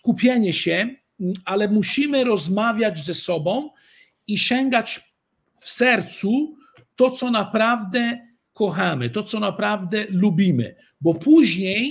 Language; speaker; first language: Polish; early bilingual, heritage; Italian